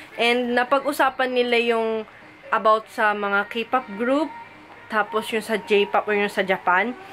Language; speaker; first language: Filipino; early bilingual, heritage; Filipino